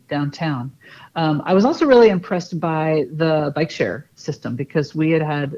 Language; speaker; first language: English; native; English